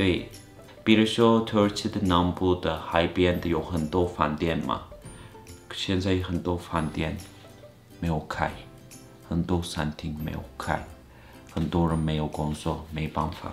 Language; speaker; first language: Chinese; non-native, fluent; Turkish